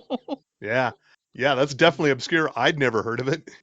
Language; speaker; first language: English; native; English